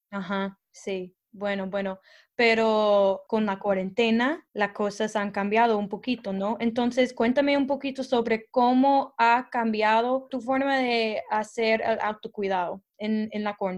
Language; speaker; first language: Spanish; non-native, fluent; English